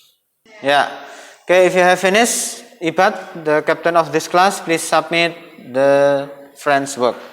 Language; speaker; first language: English; non-native, fluent; Indonesian